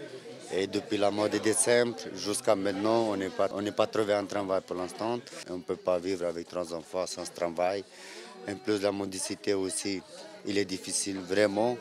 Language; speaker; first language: French; non-native, learner; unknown